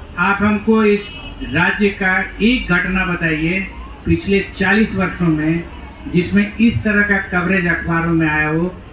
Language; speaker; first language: Hindi; native; Hindi